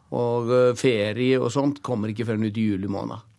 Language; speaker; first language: Norwegian; native; Norwegian